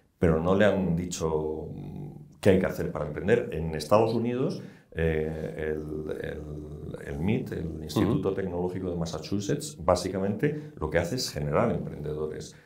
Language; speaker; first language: Spanish; native; Spanish